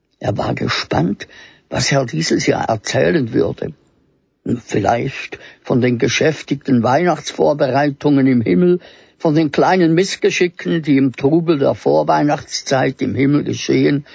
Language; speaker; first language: German; native; German